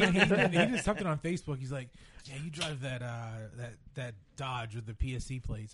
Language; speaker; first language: English; native; English